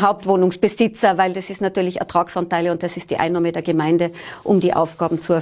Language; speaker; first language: German; native; German